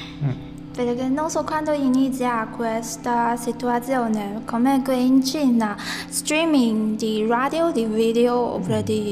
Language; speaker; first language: Italian; non-native, learner; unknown